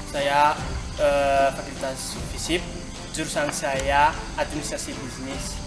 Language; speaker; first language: Indonesian; non-native, learner; Malagasy